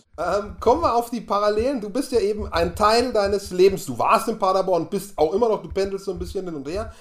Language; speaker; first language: German; native; German